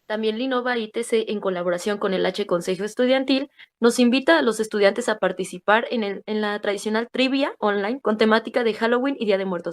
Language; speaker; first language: Spanish; native; Spanish